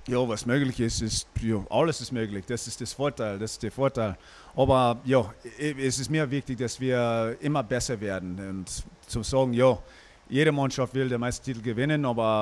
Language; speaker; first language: German; non-native, fluent; English